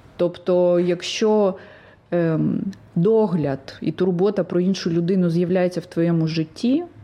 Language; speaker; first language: Ukrainian; non-native, local second language; Russian